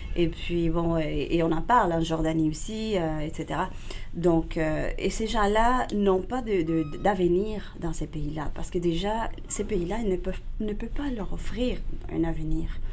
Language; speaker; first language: French; non-native, fluent; Spanish